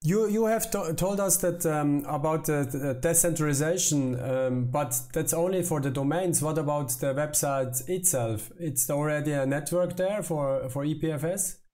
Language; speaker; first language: English; non-native, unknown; German